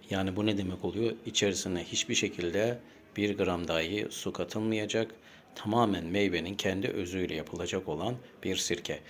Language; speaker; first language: Turkish; native; Turkish